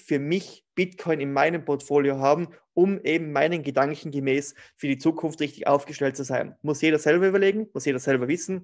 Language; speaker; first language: German; native; German